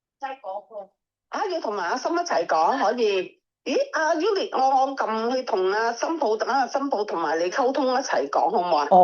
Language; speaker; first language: Cantonese; native; Cantonese